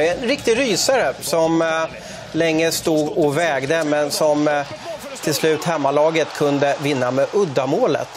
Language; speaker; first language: Swedish; native; Swedish